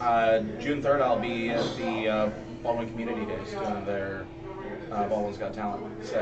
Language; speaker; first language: English; native; English